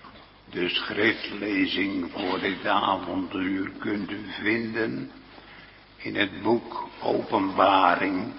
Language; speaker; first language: Dutch; native; Dutch